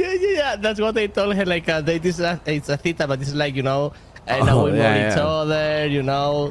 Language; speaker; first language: English; non-native, learner; Spanish